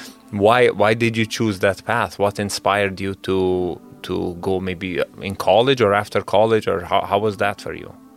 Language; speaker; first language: English; non-native, fluent; Albanian